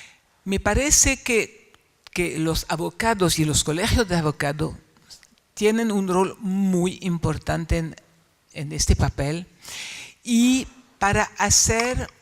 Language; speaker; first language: Spanish; non-native, fluent; French